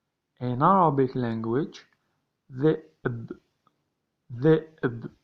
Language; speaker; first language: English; non-native, learner; Arabic